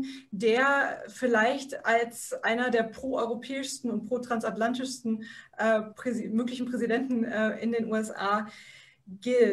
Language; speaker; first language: German; native; German